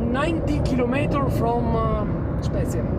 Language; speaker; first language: English; non-native, learner; Italian